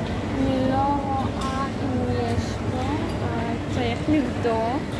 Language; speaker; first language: Hebrew; early bilingual, other home language; Russian